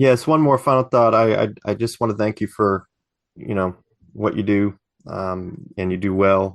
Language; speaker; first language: English; native; English